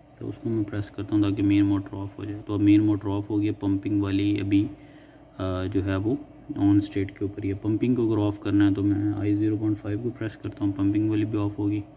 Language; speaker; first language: Urdu; native; Urdu